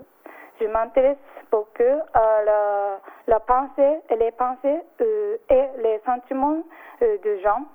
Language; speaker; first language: French; non-native, learner; Japanese